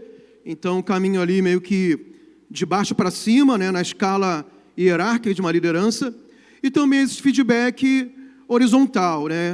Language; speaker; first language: Portuguese; native; Portuguese